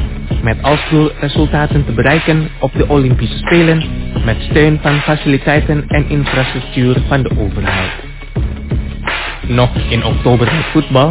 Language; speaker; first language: Dutch; non-native, fluent; Indonesian